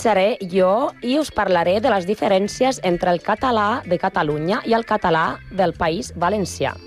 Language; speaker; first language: Catalan; non-native, learner; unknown